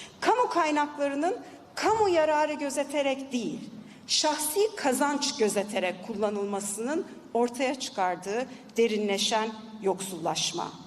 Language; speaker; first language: Turkish; native; Turkish